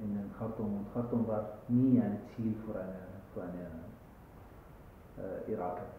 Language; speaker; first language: German; non-native, learner; Arabic